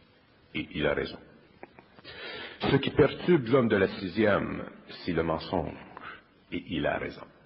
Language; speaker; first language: French; native; French